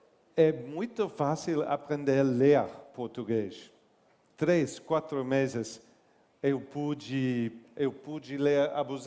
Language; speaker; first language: Portuguese; non-native, learner; English